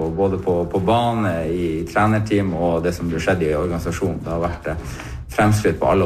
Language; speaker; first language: Norwegian; native; Norwegian